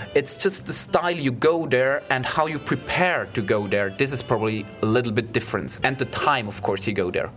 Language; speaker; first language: English; non-native, fluent; German